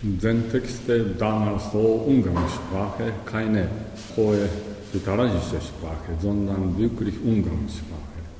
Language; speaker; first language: German; non-native, learner; Japanese